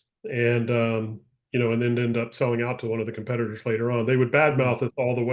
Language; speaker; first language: English; native; English